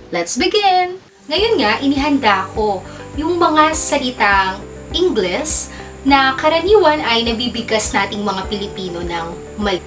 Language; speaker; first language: Filipino; native; Filipino